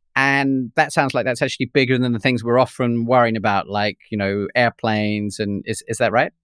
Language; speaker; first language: English; native; English